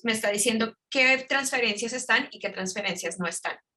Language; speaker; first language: Spanish; native; Spanish